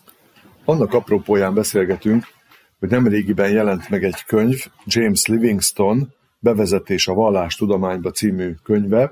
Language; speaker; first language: Hungarian; native; Hungarian